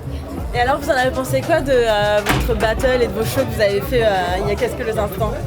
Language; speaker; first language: French; native; French